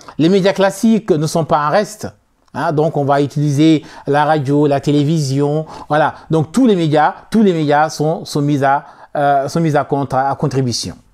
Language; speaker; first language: French; non-native, local second language; Soninke